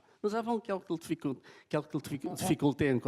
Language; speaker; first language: French; non-native, fluent; Portuguese